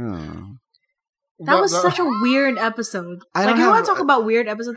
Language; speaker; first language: English; non-native, local second language; Filipino